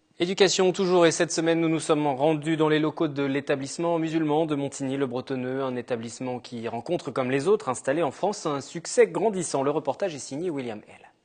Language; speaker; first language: French; native; French